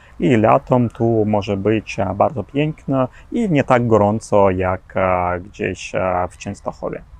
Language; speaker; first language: Polish; non-native, learner; Ukrainian